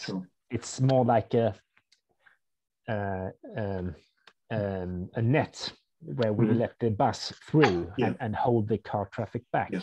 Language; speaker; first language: English; non-native, fluent; Swedish